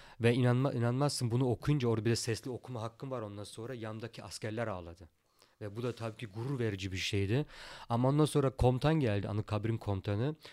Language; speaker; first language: Turkish; early bilingual, heritage; Turkish